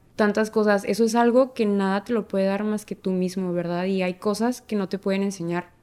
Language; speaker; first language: Spanish; native; Spanish